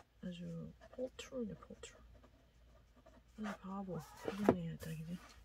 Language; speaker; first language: Korean; native; Korean